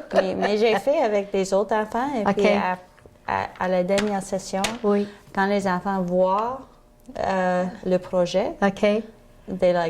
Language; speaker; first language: French; non-native, learner; English